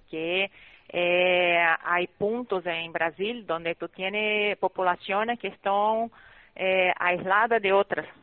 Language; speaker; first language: Spanish; non-native, fluent; Portuguese